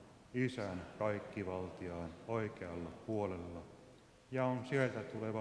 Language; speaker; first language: Finnish; native; Finnish